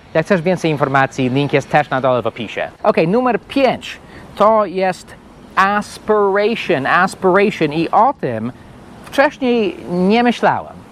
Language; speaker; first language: Polish; non-native, fluent; English